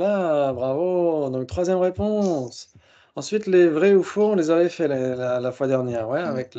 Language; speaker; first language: French; native; French